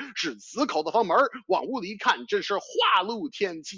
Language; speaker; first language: Chinese; non-native, fluent; English